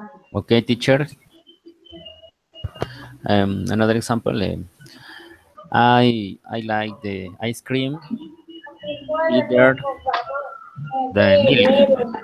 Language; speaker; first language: English; non-native, learner; Spanish